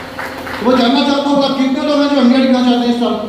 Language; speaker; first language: Hindi; native; Hindi